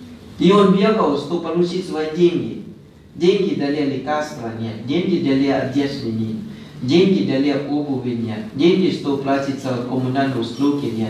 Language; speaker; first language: Russian; non-native, fluent; Thai